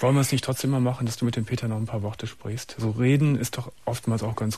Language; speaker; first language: German; native; German